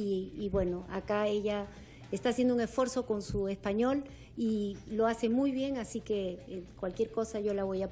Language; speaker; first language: Spanish; native; Spanish